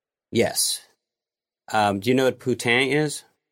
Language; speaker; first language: English; native; English